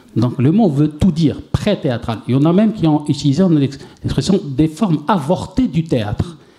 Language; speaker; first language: French; non-native, local second language; Arabic